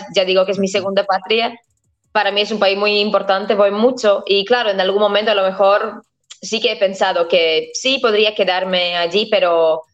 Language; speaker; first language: Spanish; non-native, fluent; Latvian